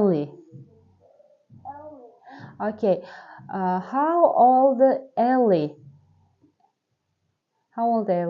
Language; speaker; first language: English; non-native, learner; Kazakh